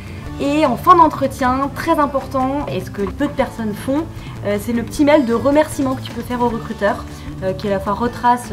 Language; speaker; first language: French; native; French